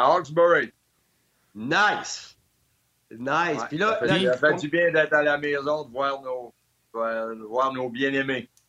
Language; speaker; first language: French; native; French